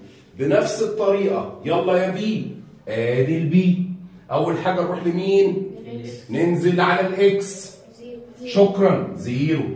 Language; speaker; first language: Arabic; native; Arabic